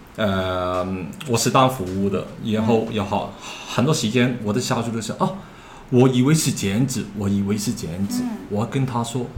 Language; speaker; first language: Chinese; non-native, learner; Cantonese